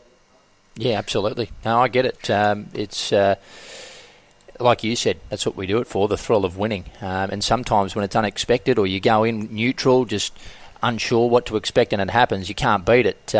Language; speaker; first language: English; native; English